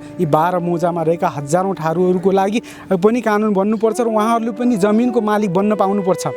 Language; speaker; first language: Nepali; non-native, local second language; Dangaura Tharu